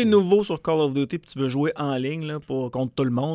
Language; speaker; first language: French; native; French